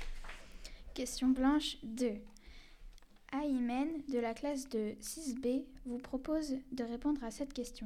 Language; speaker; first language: French; native; French